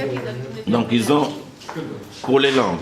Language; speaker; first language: French; non-native, local second language; Arabic